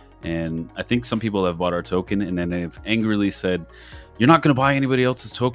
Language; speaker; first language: English; native; English